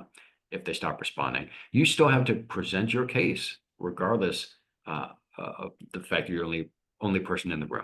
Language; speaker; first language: English; native; English